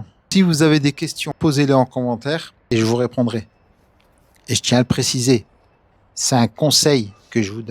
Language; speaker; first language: French; native; French